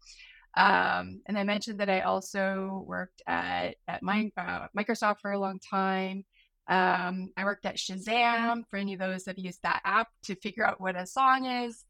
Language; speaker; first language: English; native; English